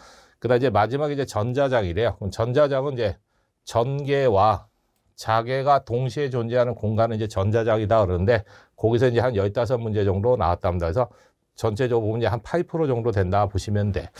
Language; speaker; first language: Korean; native; Korean